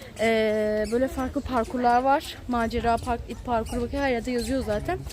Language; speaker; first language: Turkish; native; Turkish